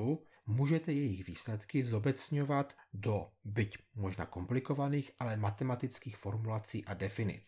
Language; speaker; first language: Czech; native; Czech